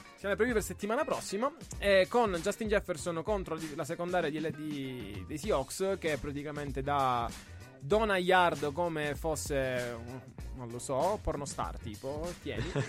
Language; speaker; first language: Italian; native; Italian